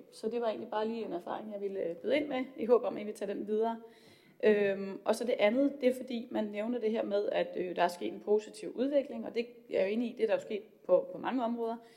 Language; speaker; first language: Danish; native; Danish